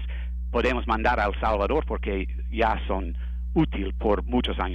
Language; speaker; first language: Spanish; non-native, learner; English